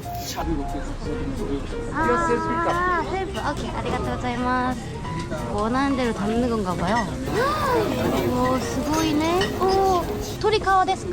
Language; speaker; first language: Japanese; non-native, learner; Korean